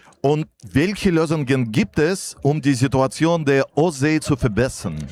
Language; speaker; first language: German; non-native, fluent; Russian